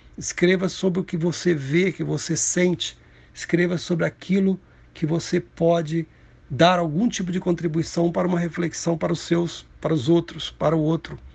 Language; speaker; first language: Portuguese; native; Portuguese